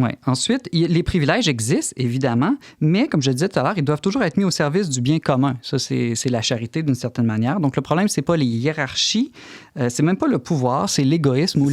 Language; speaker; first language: French; native; French